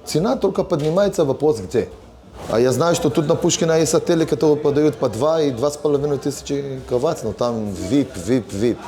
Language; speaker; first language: Russian; early bilingual, heritage; Hebrew